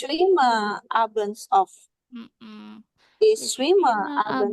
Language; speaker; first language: German; non-native, learner; Indonesian